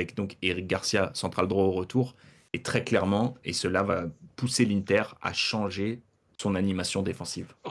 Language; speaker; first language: French; native; French